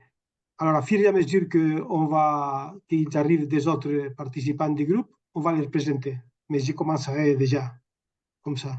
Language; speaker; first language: French; non-native, fluent; Catalan